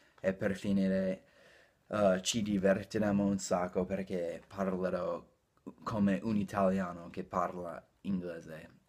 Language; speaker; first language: Italian; non-native, fluent; English